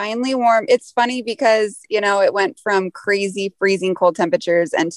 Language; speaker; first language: English; native; English